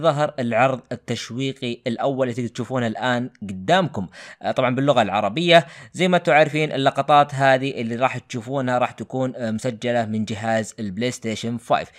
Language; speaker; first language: Arabic; native; Arabic